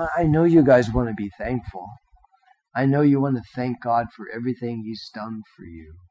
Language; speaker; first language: English; native; English